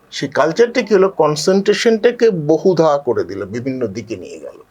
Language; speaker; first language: Bangla; native; Bangla